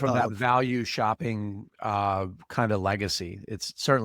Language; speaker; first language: English; native; English